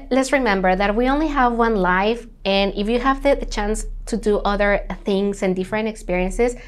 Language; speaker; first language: English; non-native, fluent; Spanish